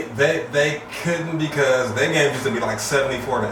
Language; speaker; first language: English; native; English